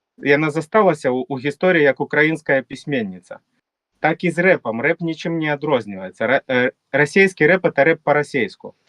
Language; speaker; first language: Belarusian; non-native, local second language; Russian